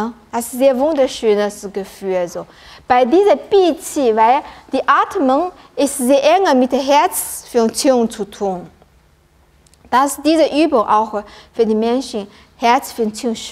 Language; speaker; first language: German; non-native, learner; Chinese